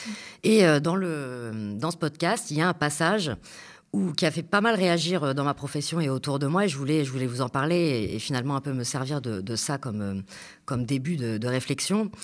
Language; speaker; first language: French; native; French